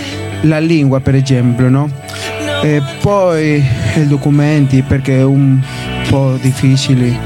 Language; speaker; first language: Italian; non-native, learner; Spanish